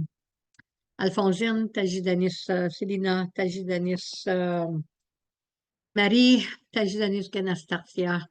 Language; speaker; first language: French; native; French